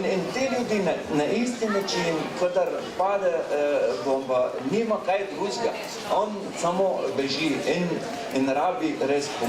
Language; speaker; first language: Slovenian; non-native, local second language; Arabic